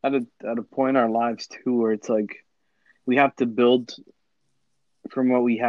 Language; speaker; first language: English; native; English